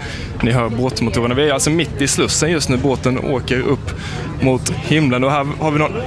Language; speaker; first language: Swedish; native; Swedish